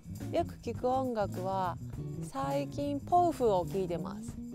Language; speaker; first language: Japanese; native; Japanese